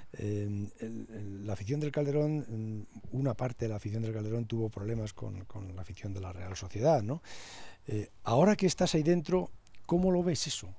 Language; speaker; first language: Spanish; native; Spanish